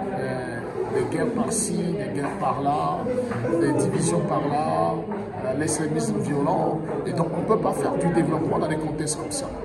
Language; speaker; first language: French; non-native, local second language; Wolof